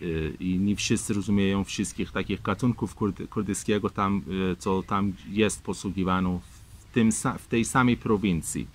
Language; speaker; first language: Polish; non-native, fluent; Persian